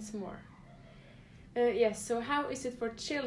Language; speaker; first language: English; non-native, fluent; Norwegian